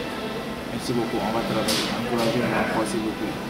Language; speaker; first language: French; non-native, learner; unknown